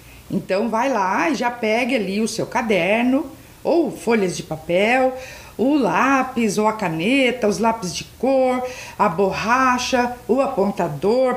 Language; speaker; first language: Portuguese; native; Portuguese